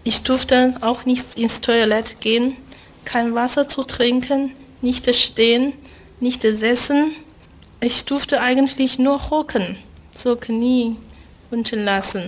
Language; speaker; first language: German; non-native, fluent; Chinese